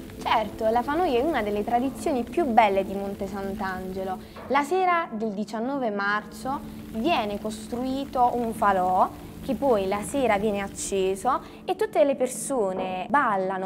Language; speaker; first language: Italian; native; Italian